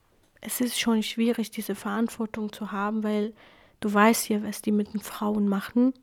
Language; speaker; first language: German; non-native, fluent; Kurdish